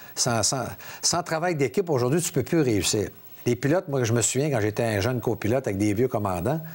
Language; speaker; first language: French; native; French